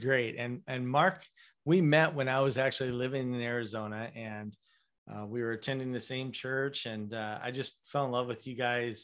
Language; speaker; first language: English; native; English